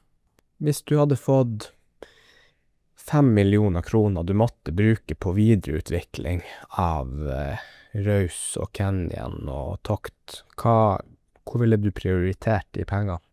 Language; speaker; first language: Norwegian; native; Norwegian